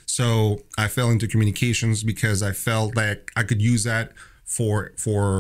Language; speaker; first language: English; native; English